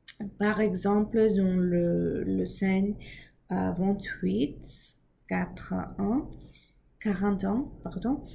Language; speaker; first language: French; non-native, learner; English